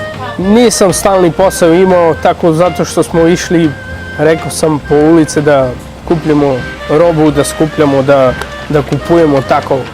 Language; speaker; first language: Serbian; non-native, local second language; Romany